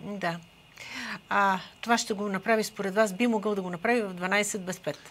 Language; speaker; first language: Bulgarian; native; Bulgarian